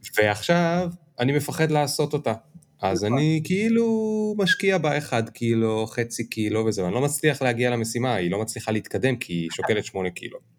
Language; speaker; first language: Hebrew; native; Hebrew